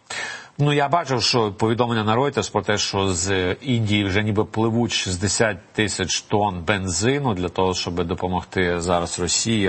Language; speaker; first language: Ukrainian; native; Ukrainian